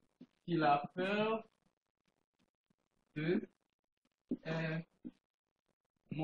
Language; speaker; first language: French; non-native, fluent; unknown